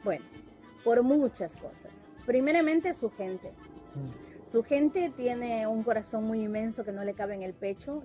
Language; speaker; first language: Spanish; native; Spanish